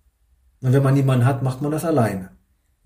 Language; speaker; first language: German; native; German